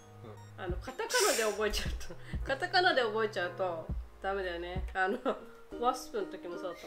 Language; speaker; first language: Japanese; native; Japanese